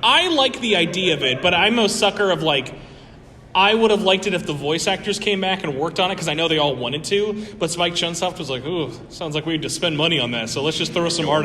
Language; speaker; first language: English; native; English